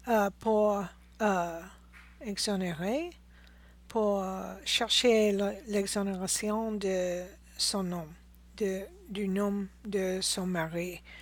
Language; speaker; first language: French; non-native, learner; English